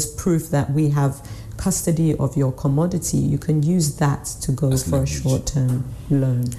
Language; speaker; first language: English; native; English